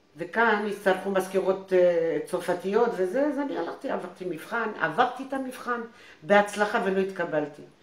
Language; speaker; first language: Hebrew; non-native, fluent; French